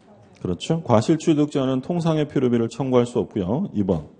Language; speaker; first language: Korean; native; Korean